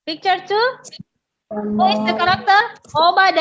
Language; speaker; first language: English; non-native, learner; Indonesian